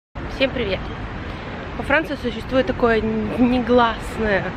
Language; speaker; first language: Russian; native; Russian